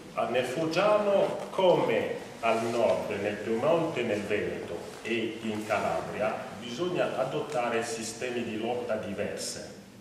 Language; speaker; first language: Italian; non-native, fluent; French